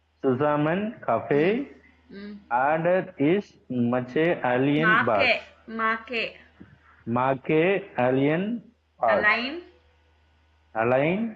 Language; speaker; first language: German; non-native, learner; Tamil